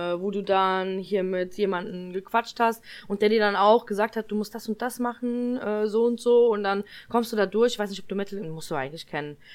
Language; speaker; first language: German; early bilingual, other home language; Polish